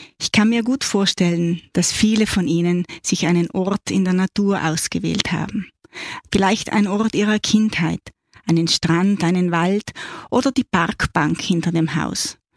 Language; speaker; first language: German; native; German